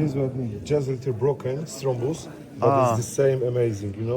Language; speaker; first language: English; non-native, learner; Polish